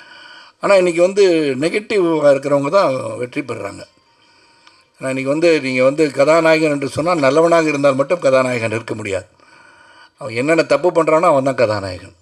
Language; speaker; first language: Tamil; native; Tamil